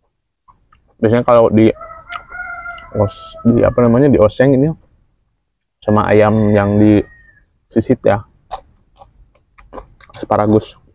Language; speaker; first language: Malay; non-native, local second language; Sundanese